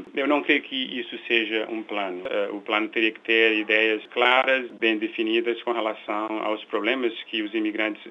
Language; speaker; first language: Portuguese; non-native, local second language; Kabuverdianu